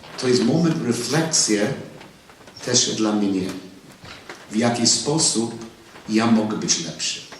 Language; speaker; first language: Polish; non-native, learner; English